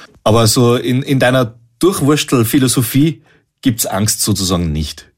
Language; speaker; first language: German; native; German